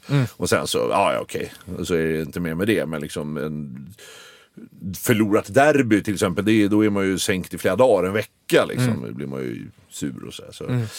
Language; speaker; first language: Swedish; native; Swedish